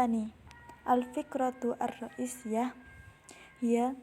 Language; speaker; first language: Arabic; non-native, learner; Indonesian